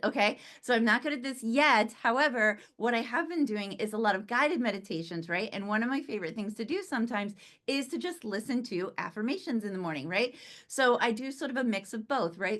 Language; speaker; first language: English; native; English